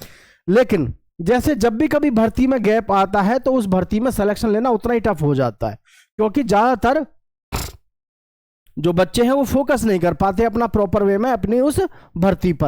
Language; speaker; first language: Hindi; native; Hindi